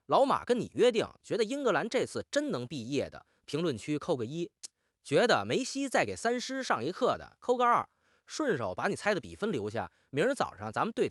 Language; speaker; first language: Chinese; native; Chinese